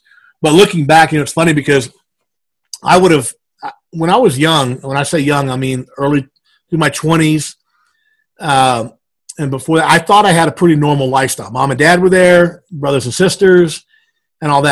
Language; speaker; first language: English; native; English